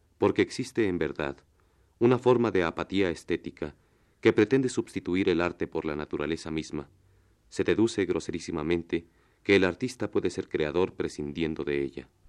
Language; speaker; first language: Spanish; native; Spanish